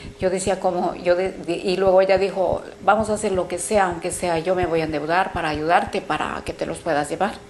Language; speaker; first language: Spanish; native; Spanish